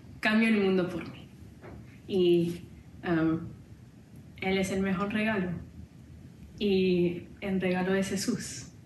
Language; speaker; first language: Spanish; non-native, learner; English